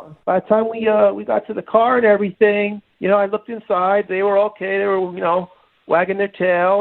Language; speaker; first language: English; native; English